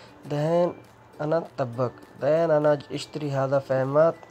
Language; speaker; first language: Arabic; non-native, learner; Urdu